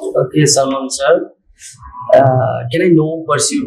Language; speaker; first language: English; non-native, fluent; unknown